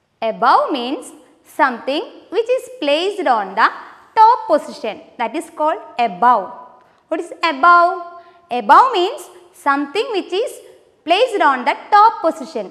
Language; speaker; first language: English; non-native, local second language; Malayalam